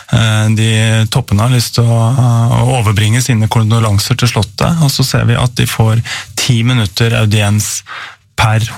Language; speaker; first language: Norwegian; native; Norwegian